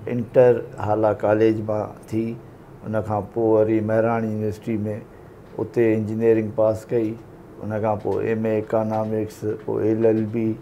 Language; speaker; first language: Sindhi; native; Sindhi